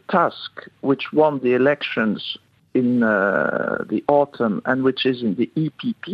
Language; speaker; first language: English; non-native, fluent; French